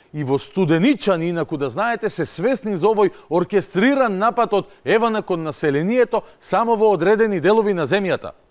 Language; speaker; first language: Macedonian; native; Macedonian